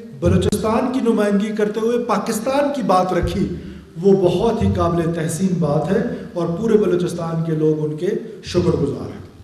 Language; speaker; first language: Urdu; non-native, local second language; Baluchi